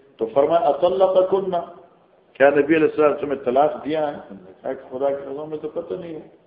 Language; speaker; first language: Urdu; non-native, local second language; Northern Hindko